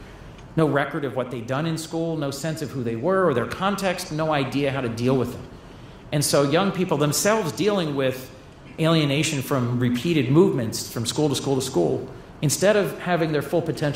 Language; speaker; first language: English; native; English